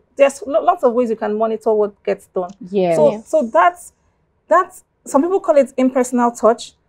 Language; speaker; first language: English; non-native, local second language; Igbo